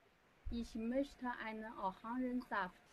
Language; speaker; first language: German; non-native, learner; Chinese